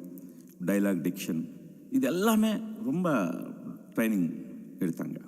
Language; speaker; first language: Tamil; non-native, fluent; Telugu